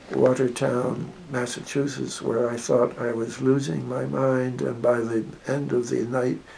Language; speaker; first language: English; native; English